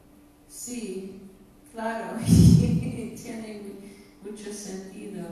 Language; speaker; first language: Spanish; non-native, fluent; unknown